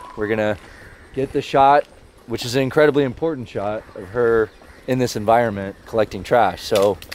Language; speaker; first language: English; native; English